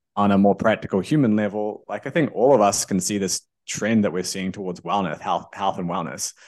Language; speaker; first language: English; native; English